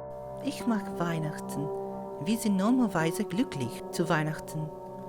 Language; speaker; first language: German; non-native, learner; Spanish